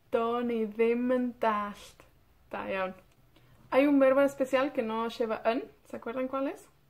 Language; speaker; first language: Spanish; non-native, fluent; Welsh